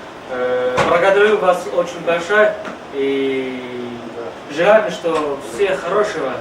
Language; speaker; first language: Russian; non-native, learner; Chinese